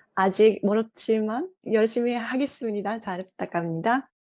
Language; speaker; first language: Korean; non-native, fluent; Japanese